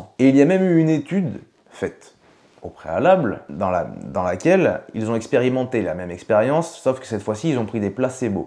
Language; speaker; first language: French; native; French